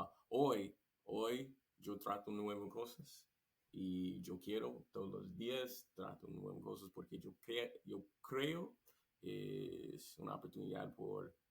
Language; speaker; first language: Spanish; non-native, learner; English